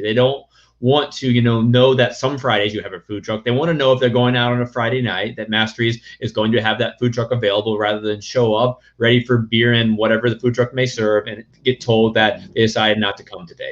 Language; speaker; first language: English; native; English